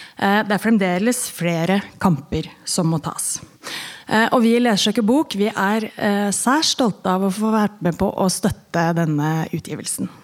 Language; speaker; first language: Norwegian; native; Norwegian